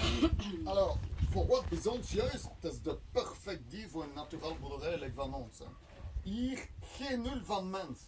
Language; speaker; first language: Dutch; non-native, learner; French